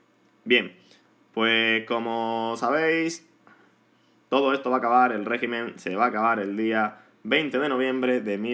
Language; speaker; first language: Spanish; native; Spanish